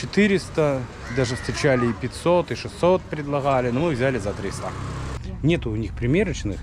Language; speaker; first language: Russian; native; Russian